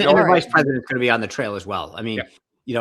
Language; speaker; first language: English; native; English